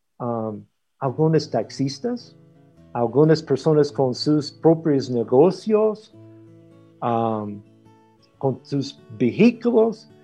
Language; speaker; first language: Spanish; non-native, fluent; English